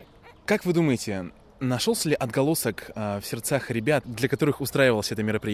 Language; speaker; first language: Russian; native; Russian